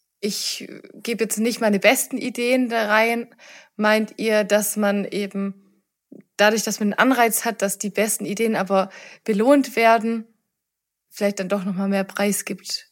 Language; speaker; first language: German; native; German